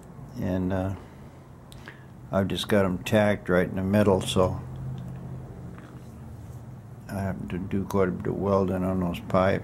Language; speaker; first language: English; native; English